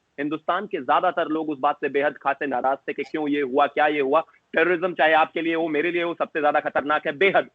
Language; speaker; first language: Hindi; native; Hindi